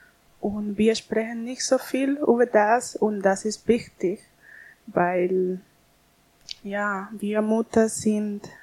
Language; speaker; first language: German; non-native, learner; Spanish